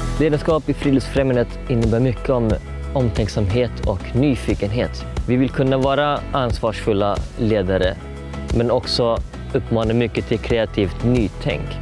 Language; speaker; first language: Swedish; native; Swedish